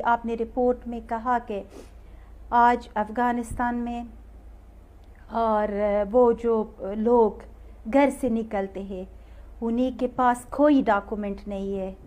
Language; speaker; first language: Hindi; non-native, learner; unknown